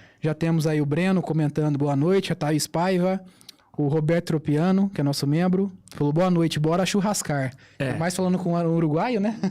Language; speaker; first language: Portuguese; native; Portuguese